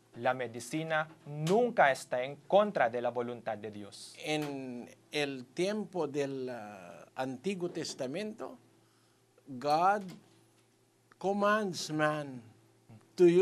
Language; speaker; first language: Spanish; non-native, fluent; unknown